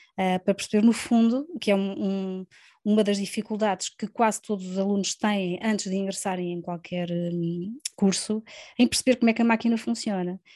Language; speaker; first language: Portuguese; native; Portuguese